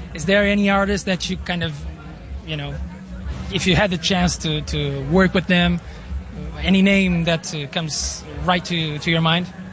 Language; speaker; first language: English; non-native, fluent; Portuguese